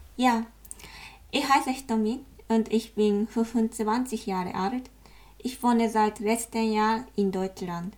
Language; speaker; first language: German; non-native, learner; Japanese